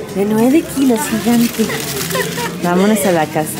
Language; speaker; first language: Spanish; non-native, fluent; English